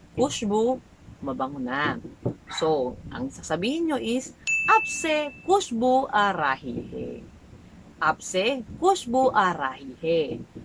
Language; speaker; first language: Filipino; native; Filipino